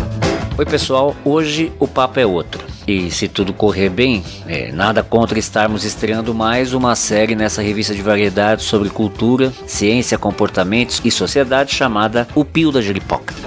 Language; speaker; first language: Portuguese; native; Portuguese